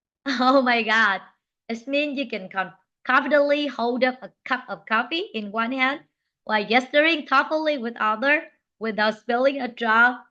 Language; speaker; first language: English; non-native, fluent; Vietnamese